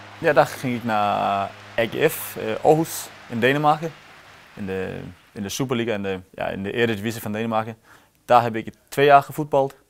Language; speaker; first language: Dutch; non-native, fluent; Danish